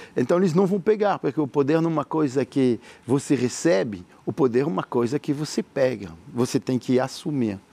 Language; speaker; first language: Portuguese; non-native, fluent; French